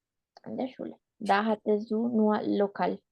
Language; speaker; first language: German; non-native, fluent; Spanish